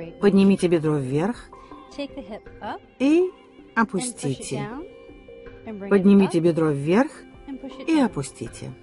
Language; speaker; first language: Russian; native; Russian